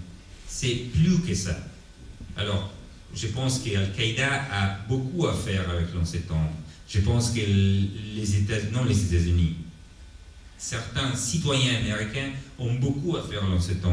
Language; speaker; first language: French; non-native, fluent; Italian